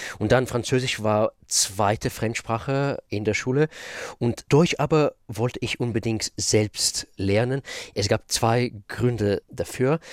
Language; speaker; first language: German; non-native, fluent; Russian